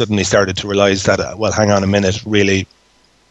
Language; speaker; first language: English; native; English